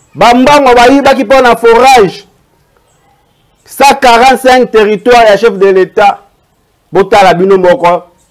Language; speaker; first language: Lingala; native; Lingala